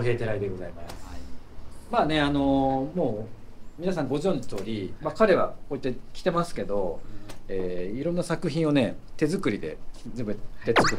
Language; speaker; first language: Japanese; native; Japanese